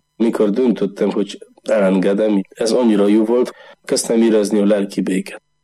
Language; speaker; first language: Hungarian; non-native, learner; Polish